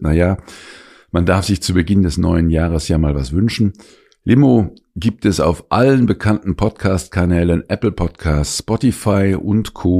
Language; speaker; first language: German; native; German